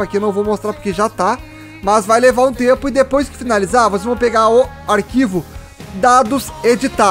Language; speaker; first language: Portuguese; native; Portuguese